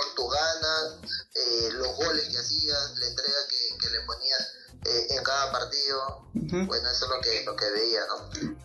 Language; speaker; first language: Spanish; native; Spanish